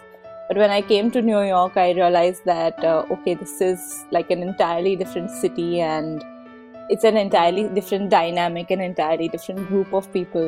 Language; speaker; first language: English; non-native, local second language; Hindi